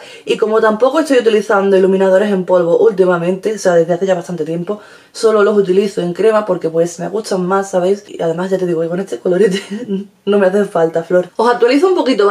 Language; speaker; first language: Spanish; native; Spanish